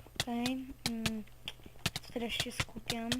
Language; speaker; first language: Polish; native; Polish